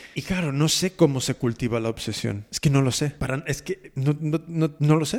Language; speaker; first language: Spanish; native; Spanish